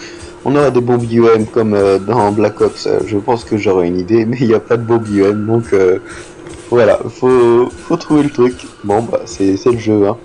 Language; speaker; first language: French; native; French